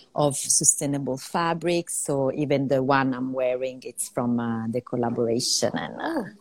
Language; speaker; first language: English; non-native, fluent; Italian